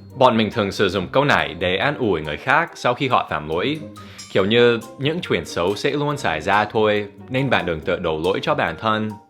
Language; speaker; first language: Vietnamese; non-native, fluent; English